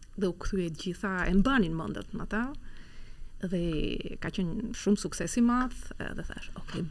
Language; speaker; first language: Albanian; native; Albanian